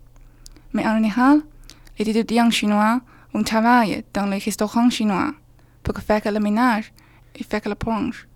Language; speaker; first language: French; non-native, learner; Chinese